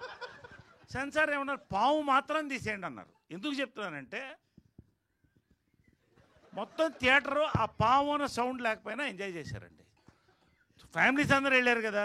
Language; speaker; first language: Telugu; native; Telugu